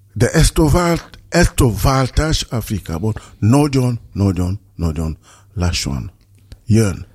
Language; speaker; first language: Hungarian; non-native, fluent; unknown